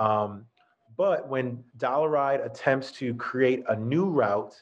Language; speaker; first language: English; native; English